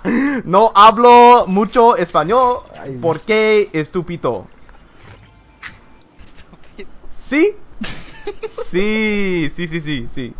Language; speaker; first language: Spanish; non-native, learner; English